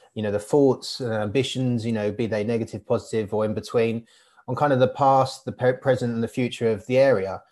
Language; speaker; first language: English; native; English